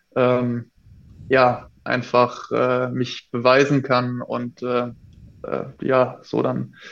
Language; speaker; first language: German; native; German